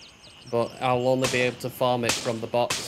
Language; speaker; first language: English; native; English